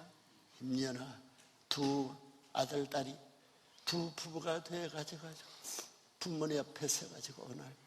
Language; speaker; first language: Korean; native; Korean